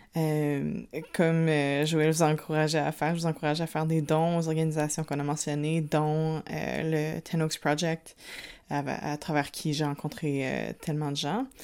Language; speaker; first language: French; native; French